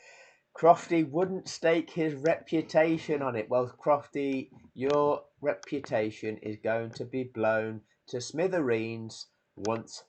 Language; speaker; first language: English; native; English